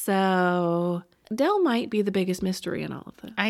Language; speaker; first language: English; native; English